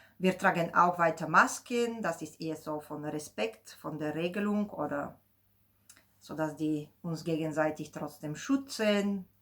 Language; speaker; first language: German; non-native, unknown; Bulgarian